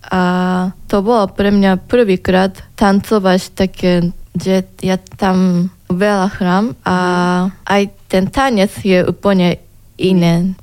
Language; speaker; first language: Slovak; non-native, learner; Japanese